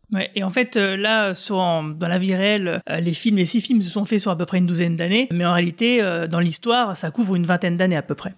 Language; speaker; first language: French; native; French